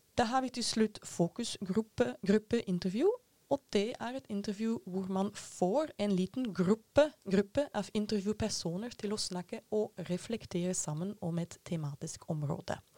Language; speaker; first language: Norwegian; non-native, fluent; Dutch